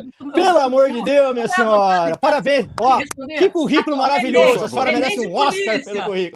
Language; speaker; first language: Portuguese; native; Portuguese